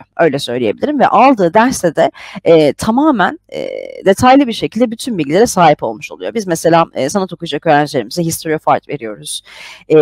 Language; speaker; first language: Turkish; native; Turkish